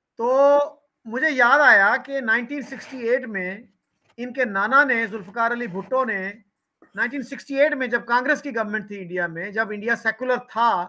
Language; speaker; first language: Urdu; non-native, local second language; Punjabi